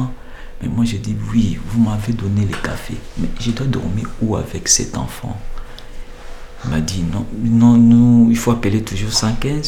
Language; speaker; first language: French; non-native, local second language; Lingala